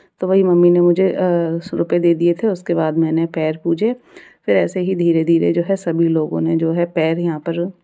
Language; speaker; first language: Hindi; native; Hindi